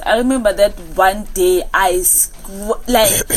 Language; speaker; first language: English; non-native, local second language; Zulu